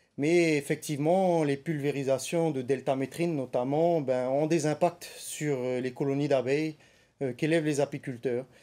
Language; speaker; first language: French; native; French